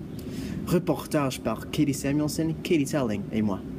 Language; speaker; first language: French; non-native, learner; English